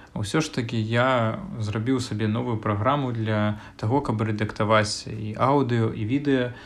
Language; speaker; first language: Belarusian; non-native, local second language; Russian